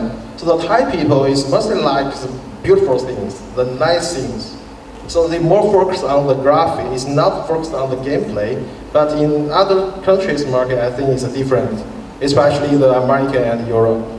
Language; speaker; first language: English; non-native, fluent; Chinese